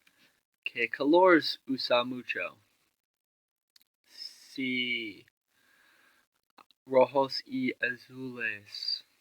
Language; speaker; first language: Spanish; non-native, learner; English